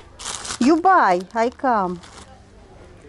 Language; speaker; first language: English; non-native, learner; Russian